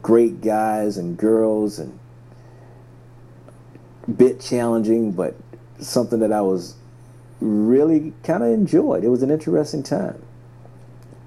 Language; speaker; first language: English; native; English